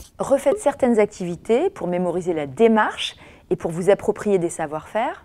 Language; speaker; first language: French; native; French